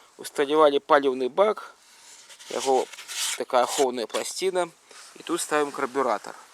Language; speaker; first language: Belarusian; native; Belarusian